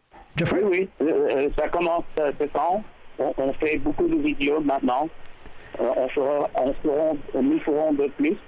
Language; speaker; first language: French; non-native, fluent; English